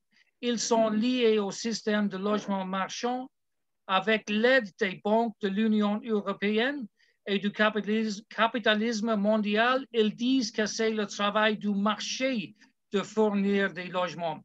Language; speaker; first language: French; non-native, learner; English